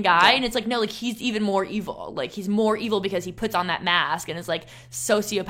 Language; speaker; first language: English; native; English